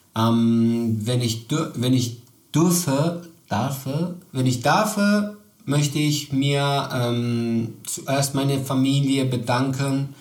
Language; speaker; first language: German; non-native, learner; Persian